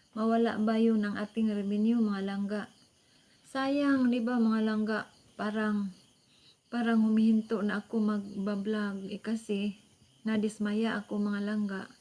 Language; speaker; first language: Filipino; non-native, local second language; Cebuano